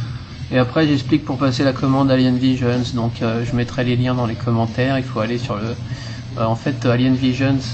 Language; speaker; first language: French; native; French